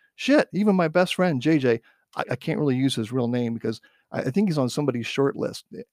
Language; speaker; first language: English; native; English